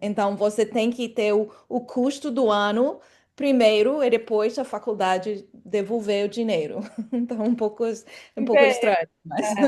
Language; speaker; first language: Portuguese; non-native, fluent; English